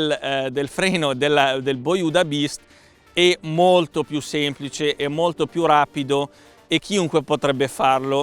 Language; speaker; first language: Italian; native; Italian